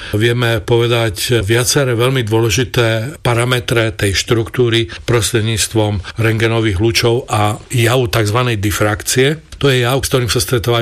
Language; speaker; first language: Slovak; native; Slovak